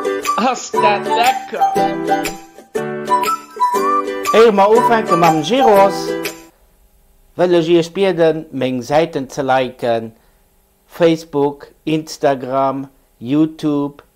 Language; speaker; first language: German; non-native, learner; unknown